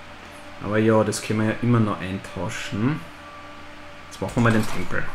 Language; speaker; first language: German; native; German